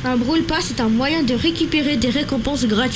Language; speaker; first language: French; native; French